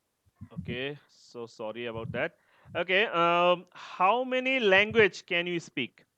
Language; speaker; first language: English; non-native, learner; Bangla